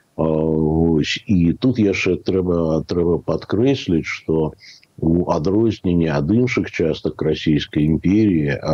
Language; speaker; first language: Belarusian; native; Belarusian